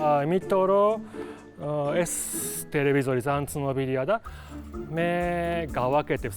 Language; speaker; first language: Georgian; non-native, learner; Japanese